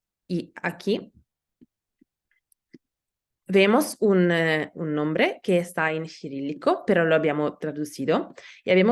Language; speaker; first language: Spanish; non-native, learner; Italian